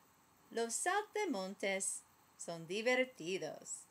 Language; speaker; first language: Spanish; non-native, learner; English